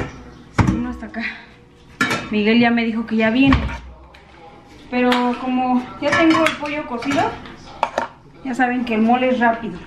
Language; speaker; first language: Spanish; native; Spanish